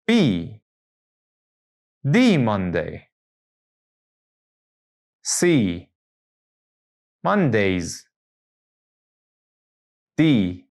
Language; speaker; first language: English; non-native, fluent; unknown